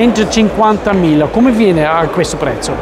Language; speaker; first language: Italian; non-native, learner; German